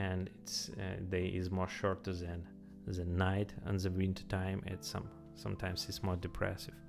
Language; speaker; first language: English; non-native, learner; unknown